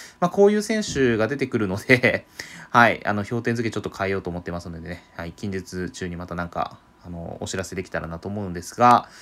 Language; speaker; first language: Japanese; native; Japanese